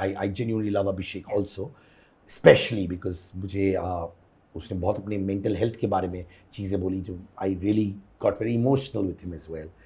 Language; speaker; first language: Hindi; non-native, local second language; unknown